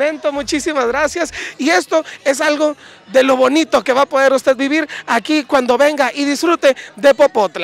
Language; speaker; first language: Spanish; native; Spanish